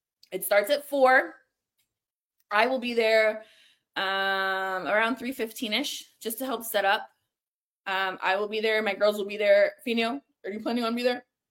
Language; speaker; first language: English; early bilingual, other home language; Spanish